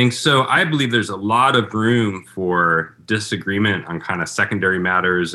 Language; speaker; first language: English; native; English